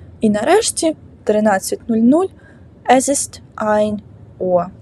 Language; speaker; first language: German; non-native, fluent; Ukrainian